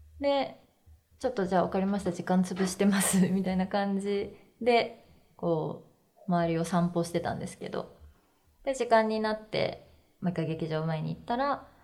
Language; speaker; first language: Japanese; native; Japanese